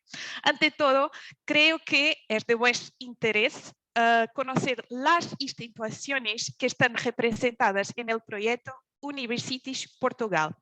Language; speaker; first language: Spanish; non-native, fluent; Portuguese